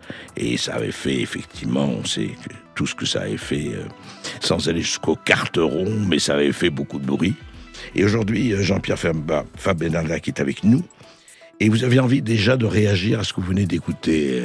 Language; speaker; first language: French; native; French